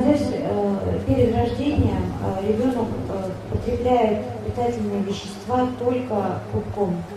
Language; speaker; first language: Russian; native; Russian